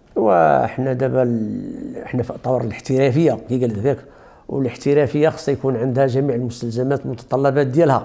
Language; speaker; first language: Arabic; native; Arabic